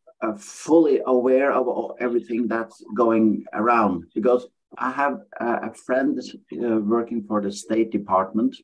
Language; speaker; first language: English; non-native, fluent; Norwegian